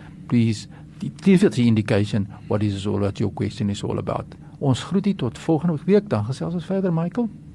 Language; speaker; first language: English; non-native, local second language; Afrikaans